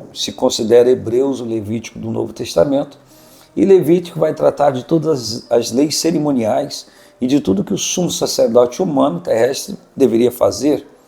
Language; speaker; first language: Portuguese; native; Portuguese